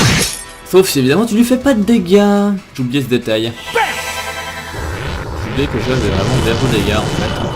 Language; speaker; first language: French; native; French